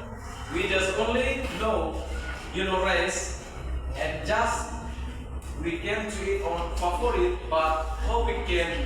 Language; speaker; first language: English; non-native, learner; Indonesian